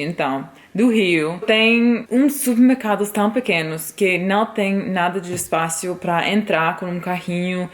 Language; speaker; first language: Portuguese; non-native, fluent; English